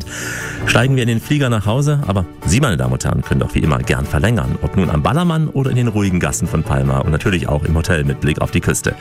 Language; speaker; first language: German; native; German